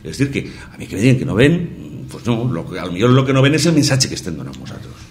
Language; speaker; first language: Spanish; non-native, local second language; Catalan